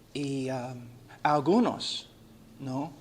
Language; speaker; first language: Spanish; non-native, fluent; English